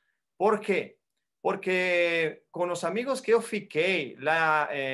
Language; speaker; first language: Portuguese; non-native, fluent; Spanish